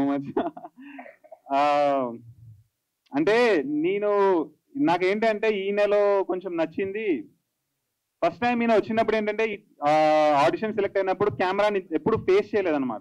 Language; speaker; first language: Telugu; native; Telugu